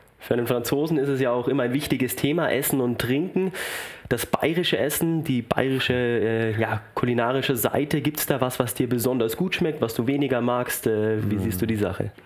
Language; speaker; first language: German; native; German